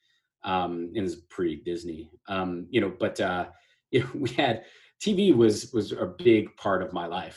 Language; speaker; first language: English; native; English